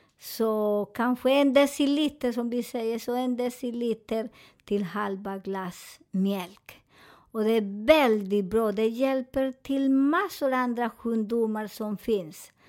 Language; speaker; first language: Swedish; non-native, fluent; Spanish